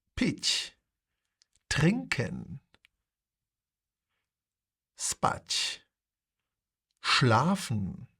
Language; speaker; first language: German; non-native, fluent; Polish